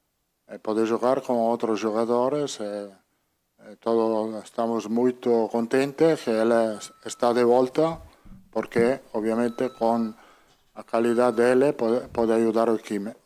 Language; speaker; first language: Portuguese; non-native, fluent; Italian